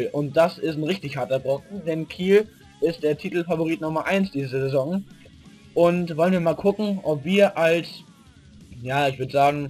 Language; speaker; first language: German; native; German